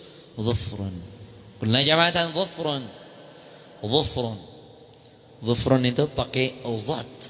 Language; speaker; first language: Arabic; non-native, fluent; Indonesian